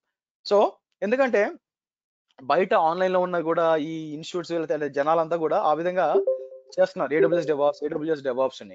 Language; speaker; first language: Telugu; native; Telugu